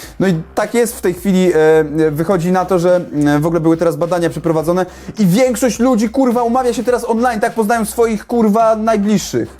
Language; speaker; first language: Polish; native; Polish